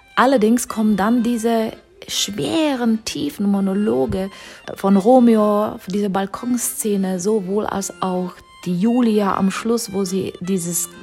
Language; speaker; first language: German; non-native, fluent; Czech